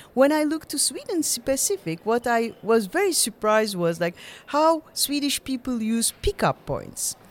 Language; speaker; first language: English; non-native, fluent; Turkish